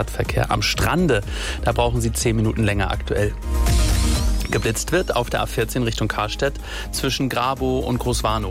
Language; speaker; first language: German; native; German